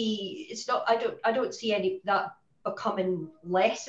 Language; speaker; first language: English; native; English